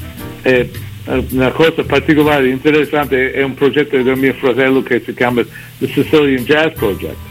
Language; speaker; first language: Italian; early bilingual, heritage; English